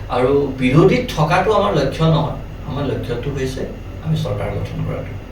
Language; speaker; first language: Assamese; non-native, local second language; Nepali